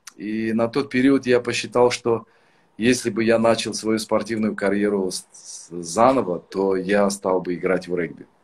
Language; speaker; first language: Russian; native; Russian